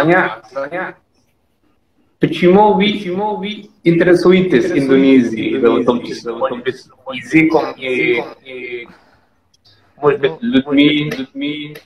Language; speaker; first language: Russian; non-native, learner; Javanese